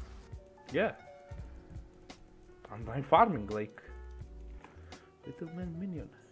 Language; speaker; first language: English; non-native, learner; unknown